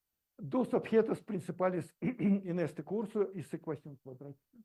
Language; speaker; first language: Spanish; non-native, learner; Russian